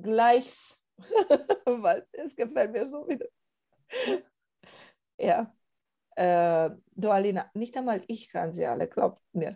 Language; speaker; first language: German; non-native, fluent; Romanian